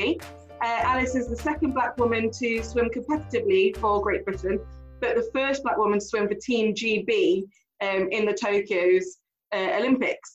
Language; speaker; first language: English; native; English